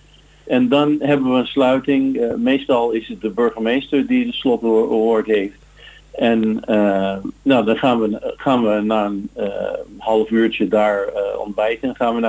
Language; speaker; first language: Dutch; non-native, fluent; English